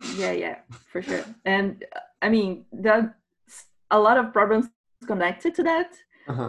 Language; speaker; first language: English; non-native, fluent; Portuguese